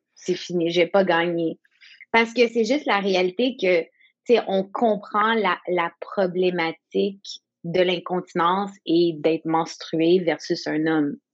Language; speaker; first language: French; non-native, local second language; English